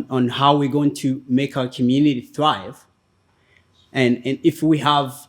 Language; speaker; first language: English; non-native, fluent; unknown